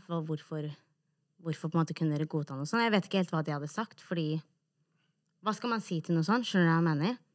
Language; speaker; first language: Norwegian; native; Norwegian